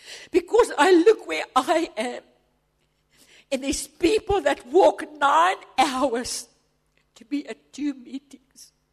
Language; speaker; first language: English; non-native, local second language; Afrikaans